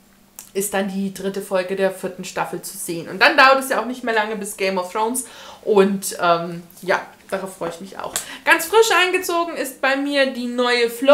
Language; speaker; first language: German; native; German